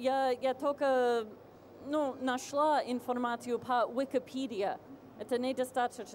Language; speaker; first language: Russian; non-native, fluent; English